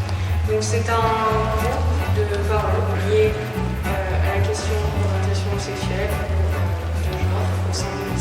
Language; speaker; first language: French; native; French